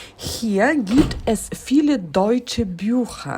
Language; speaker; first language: German; non-native, fluent; Ukrainian